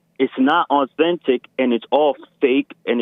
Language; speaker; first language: English; native; English